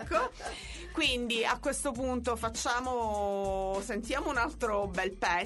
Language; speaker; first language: Italian; native; Italian